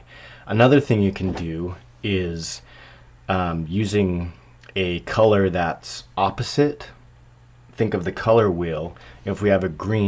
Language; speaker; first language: English; native; English